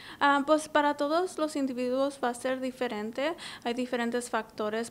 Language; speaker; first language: Spanish; early bilingual, heritage; English